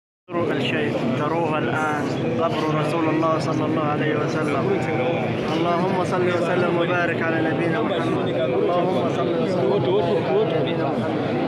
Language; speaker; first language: Arabic; native; Arabic